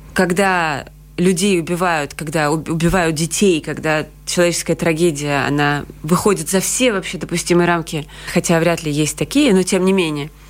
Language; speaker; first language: Russian; native; Russian